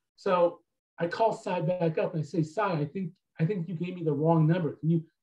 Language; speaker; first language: English; native; English